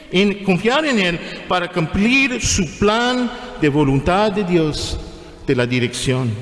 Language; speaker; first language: Spanish; non-native, fluent; English